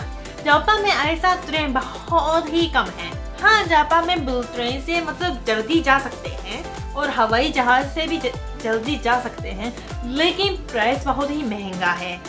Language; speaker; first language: Hindi; non-native, fluent; Japanese